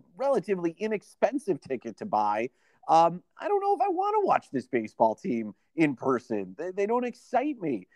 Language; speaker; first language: English; native; English